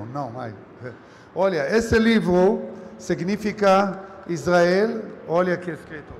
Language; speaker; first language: Portuguese; non-native, learner; Hebrew